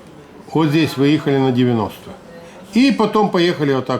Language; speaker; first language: Russian; native; Russian